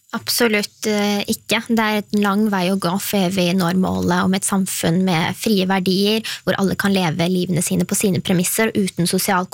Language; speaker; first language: Norwegian; native; Norwegian